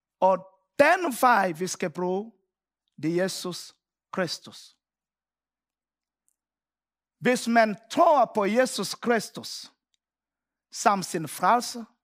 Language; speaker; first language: Danish; non-native, fluent; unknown